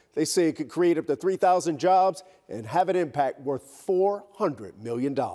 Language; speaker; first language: English; native; English